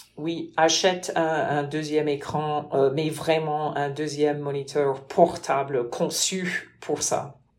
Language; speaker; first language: French; non-native, fluent; English